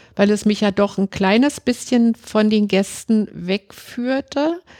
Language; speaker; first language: German; native; German